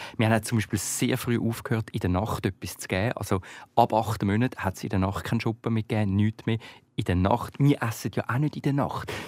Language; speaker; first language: German; native; German